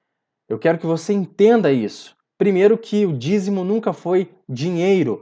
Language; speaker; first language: Portuguese; native; Portuguese